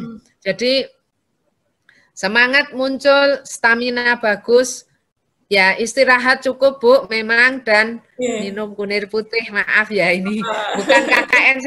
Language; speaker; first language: Indonesian; native; Indonesian